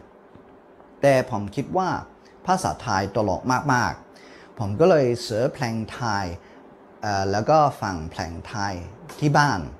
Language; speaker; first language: Thai; non-native, fluent; Cantonese